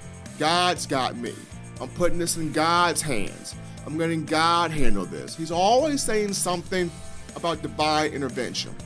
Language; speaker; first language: English; native; English